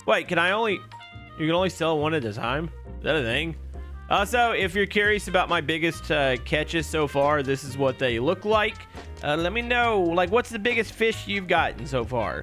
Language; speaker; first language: English; native; English